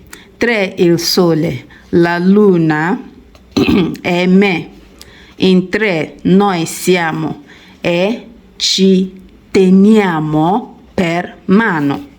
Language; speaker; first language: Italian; non-native, fluent; English